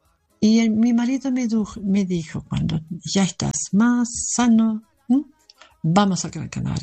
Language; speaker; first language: Spanish; non-native, fluent; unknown